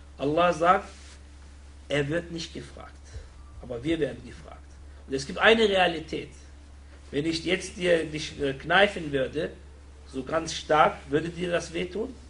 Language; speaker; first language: German; non-native, fluent; Arabic